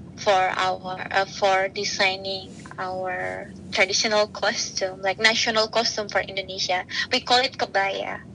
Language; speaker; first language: English; non-native, learner; Indonesian